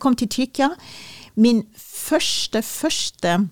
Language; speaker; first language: Norwegian; non-native, fluent; Persian